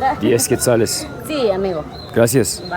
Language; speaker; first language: Spanish; non-native, learner; Turkish